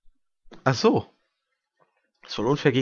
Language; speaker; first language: German; native; German